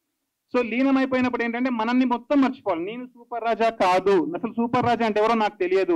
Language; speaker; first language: Telugu; native; Telugu